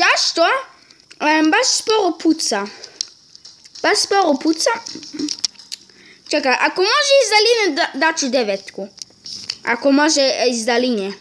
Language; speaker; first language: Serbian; early bilingual, heritage; Serbian